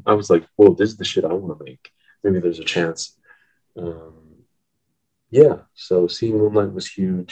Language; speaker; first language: English; native; English